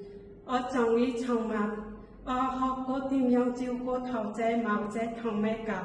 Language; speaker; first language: Cantonese; non-native, learner; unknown